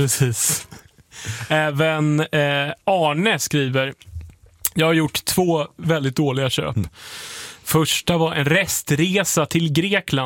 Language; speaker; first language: Swedish; native; Swedish